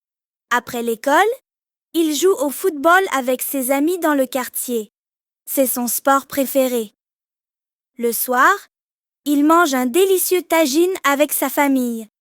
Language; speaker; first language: French; non-native, learner; Arabic